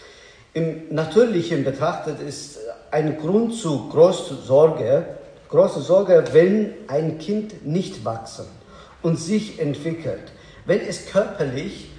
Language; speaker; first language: German; non-native, learner; Azerbaijani